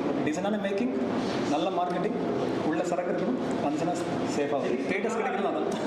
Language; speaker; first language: Tamil; native; Tamil